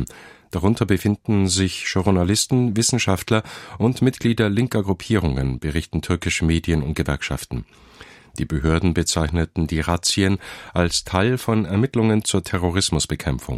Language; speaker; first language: German; native; German